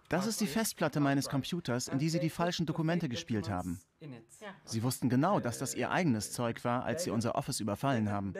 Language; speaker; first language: German; native; German